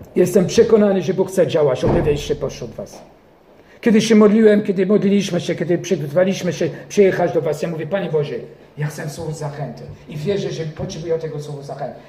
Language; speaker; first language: Polish; non-native, fluent; French